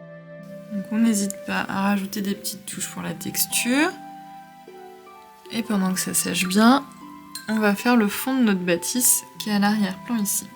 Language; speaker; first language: French; native; French